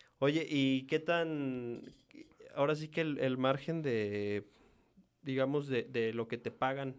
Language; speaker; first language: Spanish; native; Spanish